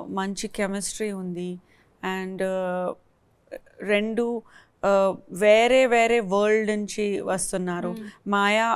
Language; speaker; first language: Telugu; non-native, learner; Kannada